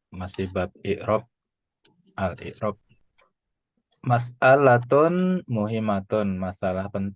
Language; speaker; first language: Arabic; non-native, fluent; Indonesian